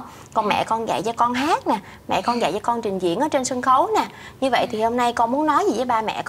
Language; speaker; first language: Vietnamese; native; Vietnamese